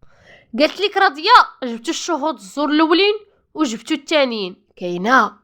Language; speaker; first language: Arabic; native; Arabic